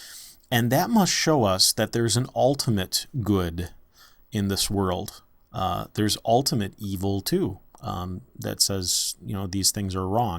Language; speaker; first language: English; native; English